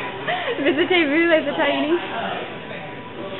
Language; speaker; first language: French; non-native, learner; English